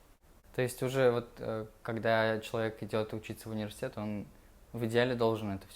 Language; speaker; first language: Russian; native; Russian